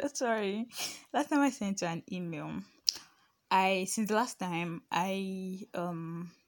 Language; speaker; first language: English; non-native, local second language; Yoruba